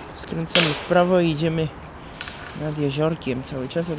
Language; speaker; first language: Polish; non-native, fluent; Italian